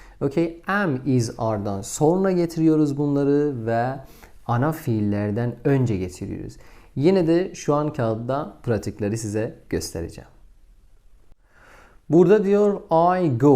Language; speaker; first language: Turkish; non-native, fluent; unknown